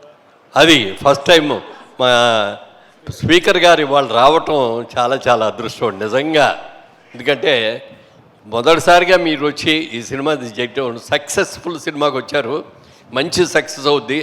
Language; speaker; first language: Telugu; native; Telugu